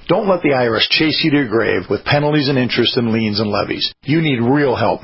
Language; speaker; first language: English; native; English